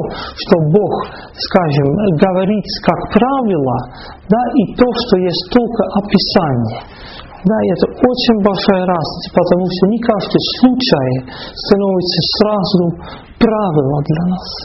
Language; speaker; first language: Russian; non-native, fluent; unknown